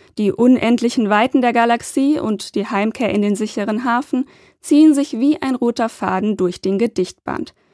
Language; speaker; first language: German; native; German